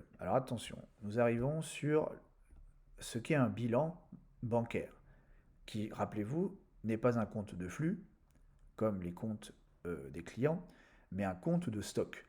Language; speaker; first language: French; native; French